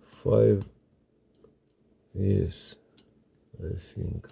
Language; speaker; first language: English; non-native, learner; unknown